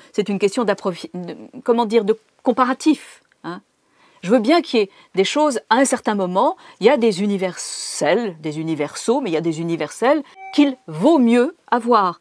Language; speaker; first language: French; native; French